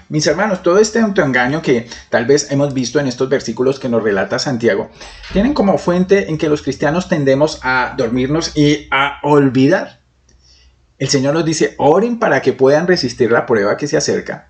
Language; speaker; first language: Spanish; native; Spanish